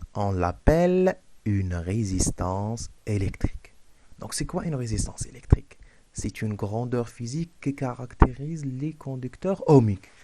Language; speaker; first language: French; non-native, local second language; Arabic